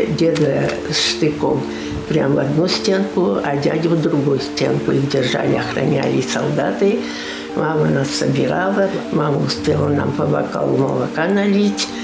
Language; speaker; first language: Russian; non-native, local second language; Crimean Tatar